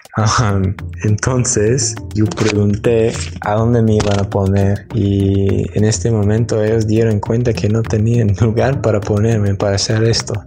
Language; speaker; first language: Spanish; non-native, fluent; English